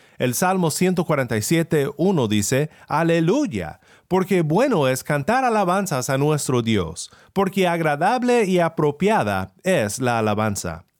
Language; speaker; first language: Spanish; non-native, fluent; English